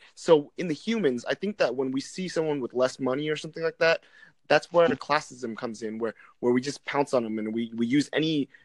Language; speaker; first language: English; non-native, fluent; Vietnamese